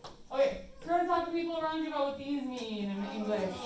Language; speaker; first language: English; native; English